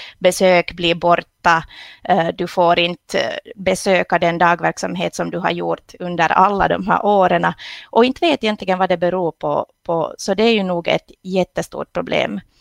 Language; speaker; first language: Swedish; native; Swedish